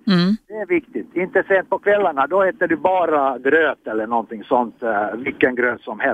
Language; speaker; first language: Swedish; non-native, fluent; Finnish